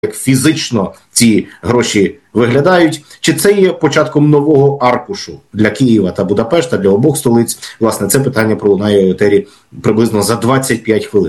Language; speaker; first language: Ukrainian; native; Ukrainian